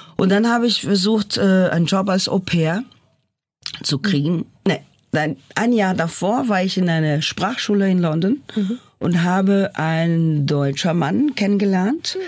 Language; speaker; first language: German; non-native, fluent; Portuguese